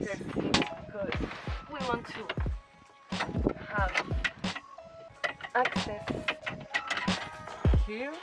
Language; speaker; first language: English; non-native, learner; French